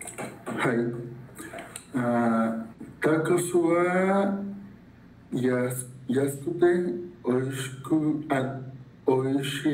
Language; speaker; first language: Japanese; non-native, learner; Spanish